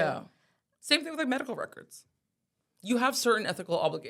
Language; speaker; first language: English; native; English